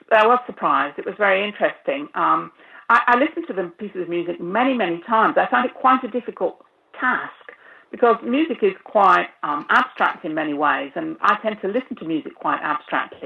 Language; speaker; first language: English; native; English